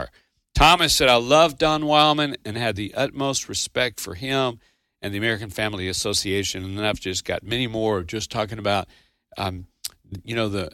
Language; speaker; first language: English; native; English